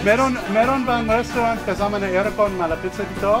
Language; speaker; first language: Filipino; non-native, learner; English